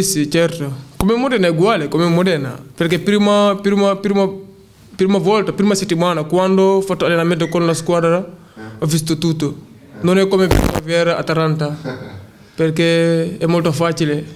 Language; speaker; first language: Italian; non-native, learner; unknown